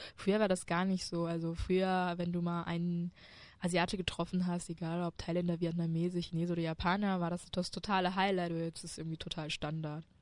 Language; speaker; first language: German; early bilingual, other home language; Chinese